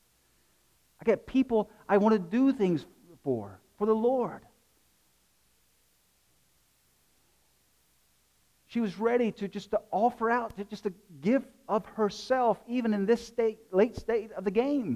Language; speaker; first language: English; native; English